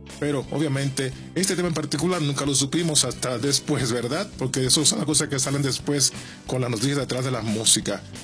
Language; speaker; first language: Spanish; native; Spanish